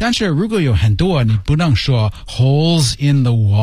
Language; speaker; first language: Chinese; non-native, learner; English